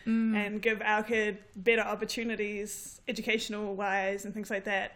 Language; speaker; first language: English; native; English